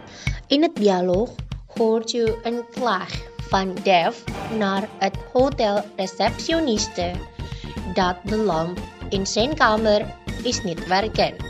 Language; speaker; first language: Dutch; non-native, learner; Indonesian